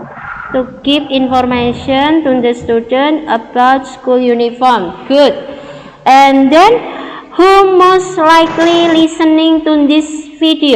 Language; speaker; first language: English; non-native, learner; Indonesian